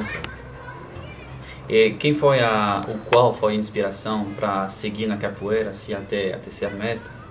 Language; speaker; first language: Portuguese; non-native, fluent; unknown